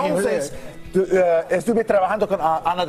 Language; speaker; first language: Spanish; non-native, learner; English